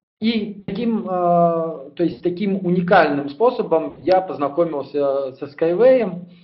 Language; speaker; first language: Russian; native; Russian